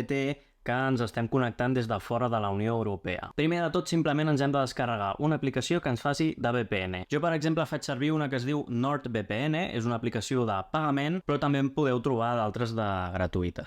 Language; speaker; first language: Catalan; native; Catalan